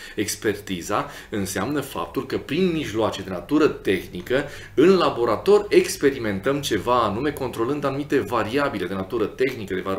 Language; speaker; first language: Romanian; native; Romanian